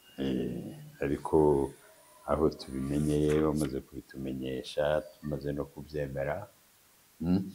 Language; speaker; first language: Kinyarwanda; early bilingual, heritage; Kinyarwanda